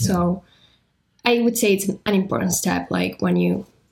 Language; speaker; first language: English; non-native, fluent; Italian